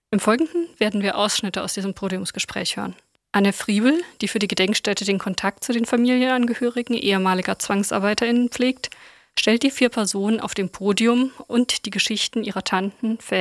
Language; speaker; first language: German; native; German